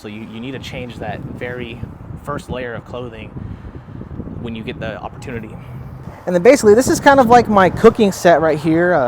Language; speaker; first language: English; native; English